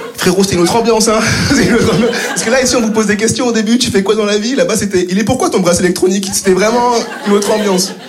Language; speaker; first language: French; native; French